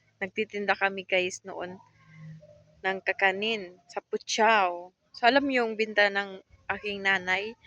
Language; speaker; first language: Filipino; non-native, local second language; Bikol